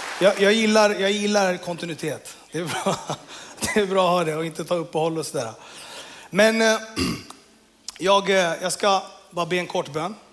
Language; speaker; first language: Swedish; early bilingual, other home language; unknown